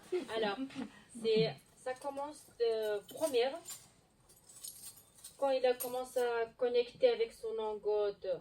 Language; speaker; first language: French; non-native, learner; Mongolian